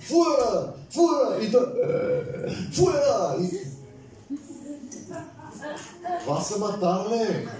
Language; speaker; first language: Spanish; non-native, fluent; Bulgarian